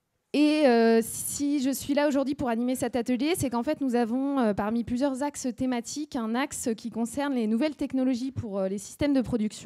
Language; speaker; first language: French; native; French